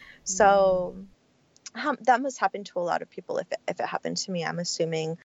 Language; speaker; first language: English; early bilingual, other home language; Spanish